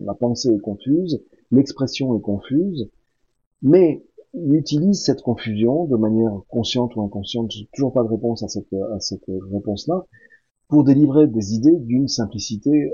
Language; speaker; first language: French; native; French